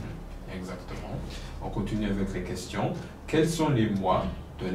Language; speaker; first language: French; non-native, fluent; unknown